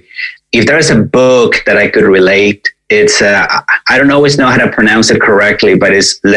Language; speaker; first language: English; non-native, fluent; Spanish